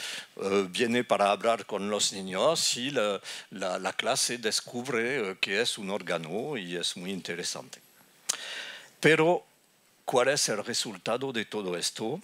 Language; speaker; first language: Spanish; non-native, fluent; French